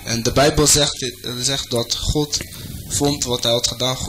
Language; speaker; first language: Dutch; non-native, fluent; French